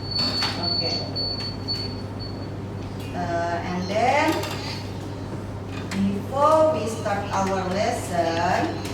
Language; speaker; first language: English; non-native, local second language; Indonesian